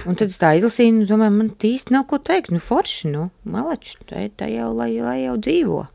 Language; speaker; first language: Latvian; native; Latvian